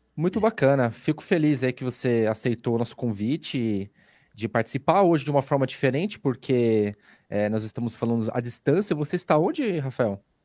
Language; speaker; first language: Portuguese; native; Portuguese